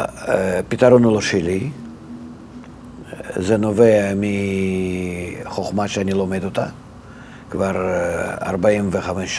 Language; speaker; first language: Hebrew; non-native, fluent; Russian